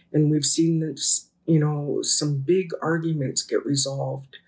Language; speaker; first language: English; native; English